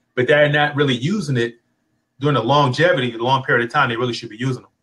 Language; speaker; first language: English; native; English